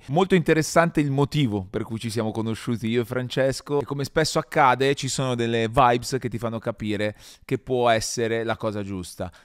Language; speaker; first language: Italian; native; Italian